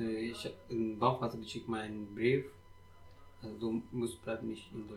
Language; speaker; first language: German; non-native, learner; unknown